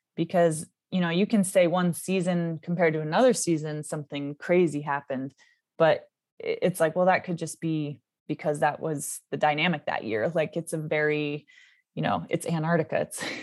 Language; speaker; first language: English; native; English